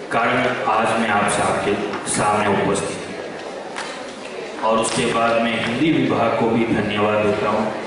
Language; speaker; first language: Hindi; non-native, local second language; Kannada